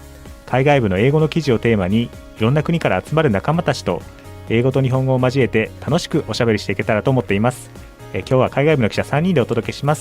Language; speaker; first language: Japanese; native; Japanese